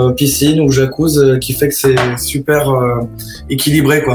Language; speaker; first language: French; native; French